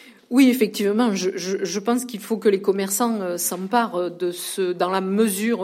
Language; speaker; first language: French; native; French